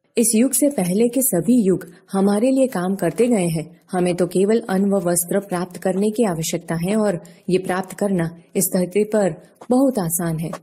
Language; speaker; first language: Hindi; non-native, local second language; Gujarati